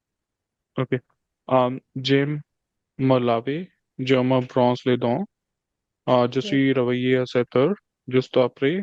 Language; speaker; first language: French; non-native, learner; Punjabi